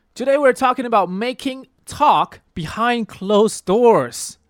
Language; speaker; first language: English; early bilingual, other home language; Chinese